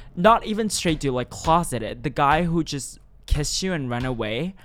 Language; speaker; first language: English; non-native, fluent; Chinese